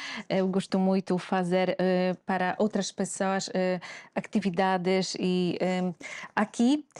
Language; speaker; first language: Portuguese; non-native, fluent; Polish